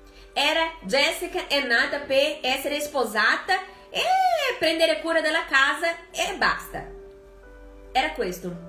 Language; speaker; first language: Italian; non-native, fluent; Portuguese